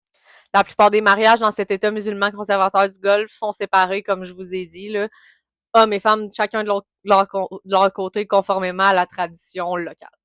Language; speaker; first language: French; native; French